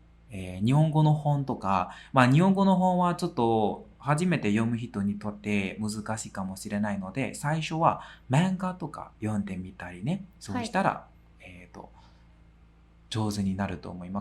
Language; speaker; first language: Japanese; non-native, fluent; Burmese